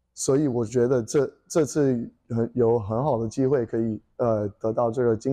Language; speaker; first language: Chinese; early bilingual, heritage; English